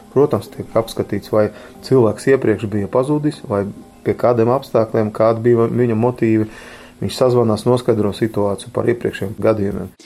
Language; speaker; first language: Latvian; non-native, local second language; Russian